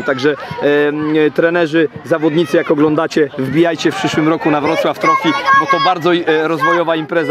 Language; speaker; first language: Polish; native; Polish